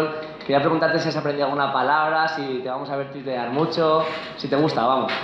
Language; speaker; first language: Spanish; native; Spanish